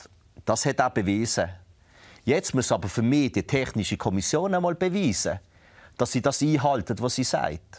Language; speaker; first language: German; native; German